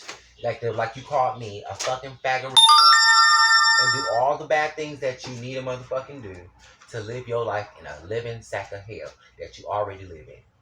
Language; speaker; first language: English; native; English